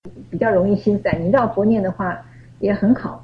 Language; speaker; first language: Chinese; native; Chinese